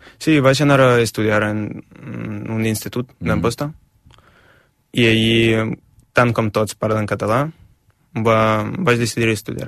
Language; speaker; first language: Catalan; non-native, fluent; Ukrainian